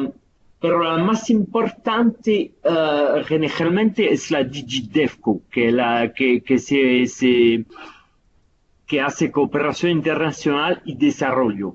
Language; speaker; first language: Spanish; non-native, fluent; Italian